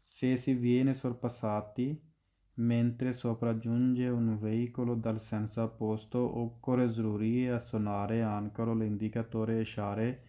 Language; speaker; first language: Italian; non-native, fluent; Punjabi